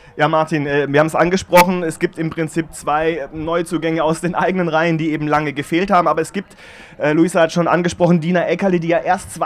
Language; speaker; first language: German; native; German